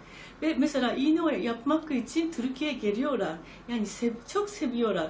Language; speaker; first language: Turkish; non-native, fluent; Japanese